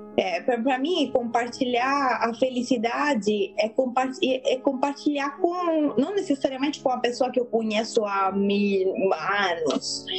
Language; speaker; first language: Portuguese; non-native, fluent; Italian